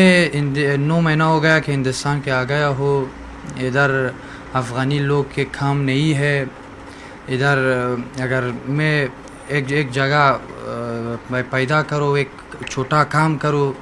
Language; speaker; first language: Hindi; non-native, learner; Persian